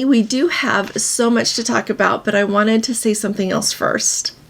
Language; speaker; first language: English; native; English